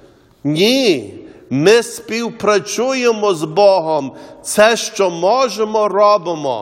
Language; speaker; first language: Ukrainian; early bilingual, heritage; Ukrainian